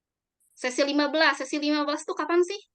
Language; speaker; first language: Indonesian; native; Indonesian